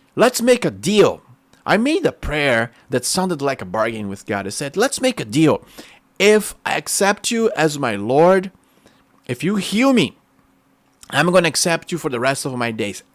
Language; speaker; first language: English; non-native, fluent; Portuguese